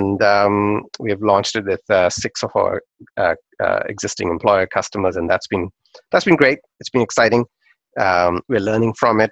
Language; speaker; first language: English; non-native, local second language; Urdu